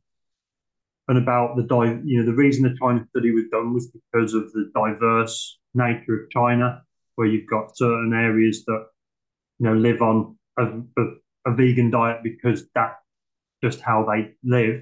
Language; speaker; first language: English; native; English